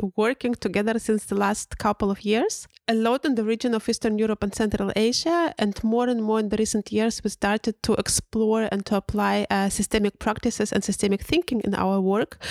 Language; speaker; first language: English; non-native, fluent; Russian